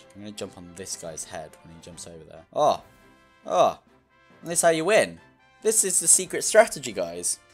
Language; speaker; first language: English; native; English